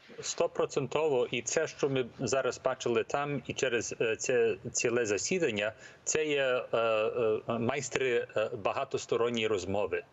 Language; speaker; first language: Ukrainian; early bilingual, heritage; English